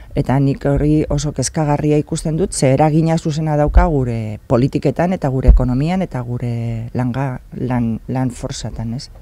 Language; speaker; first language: Basque; non-native, local second language; Spanish